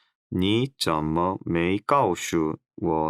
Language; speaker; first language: Chinese; non-native, learner; Korean